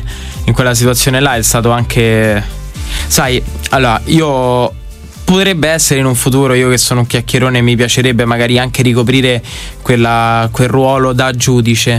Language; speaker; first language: Italian; native; Italian